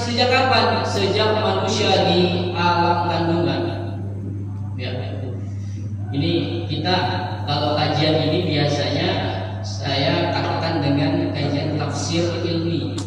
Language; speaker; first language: Indonesian; native; Indonesian